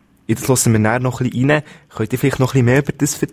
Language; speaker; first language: German; native; German